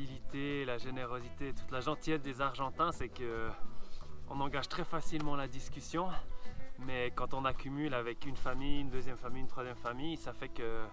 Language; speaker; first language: French; native; French